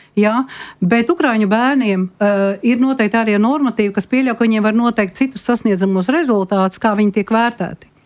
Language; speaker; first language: Latvian; native; Latvian